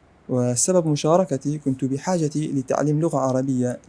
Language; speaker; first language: Arabic; non-native, learner; Central Kurdish